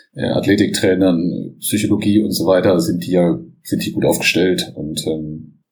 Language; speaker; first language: German; native; German